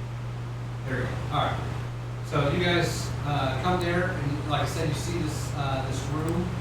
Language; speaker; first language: English; native; English